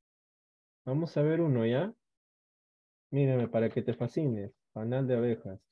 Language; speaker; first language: Spanish; native; Spanish